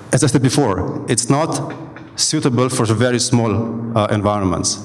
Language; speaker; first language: English; non-native, fluent; Slovenian